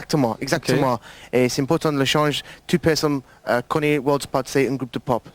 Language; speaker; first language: French; non-native, learner; English